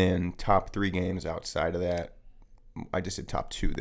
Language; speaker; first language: English; native; English